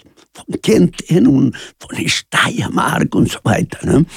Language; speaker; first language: German; non-native, learner; Spanish